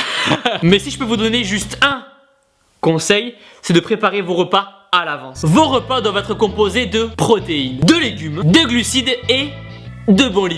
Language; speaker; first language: French; native; French